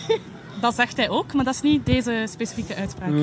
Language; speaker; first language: Dutch; native; Dutch